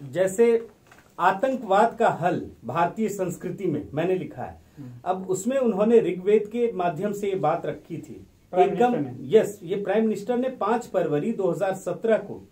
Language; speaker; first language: Hindi; native; Hindi